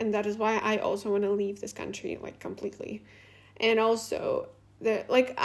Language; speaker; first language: English; non-native, fluent; Russian